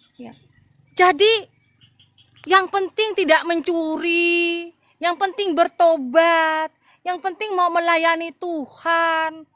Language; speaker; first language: Indonesian; non-native, local second language; Madurese